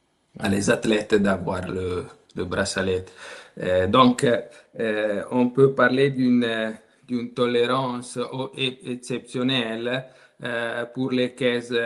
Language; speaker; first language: French; non-native, learner; Italian